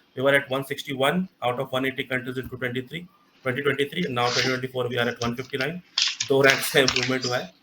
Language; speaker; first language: Hindi; native; Hindi